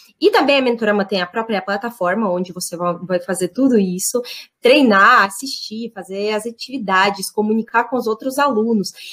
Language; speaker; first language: Portuguese; non-native, fluent; Russian